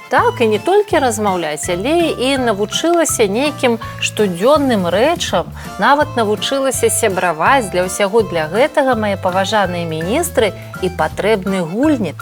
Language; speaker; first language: Belarusian; non-native, local second language; Russian